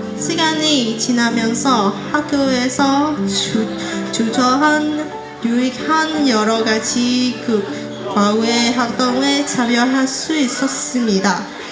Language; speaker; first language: Korean; non-native, fluent; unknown